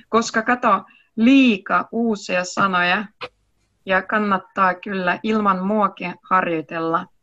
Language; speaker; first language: Finnish; non-native, learner; Russian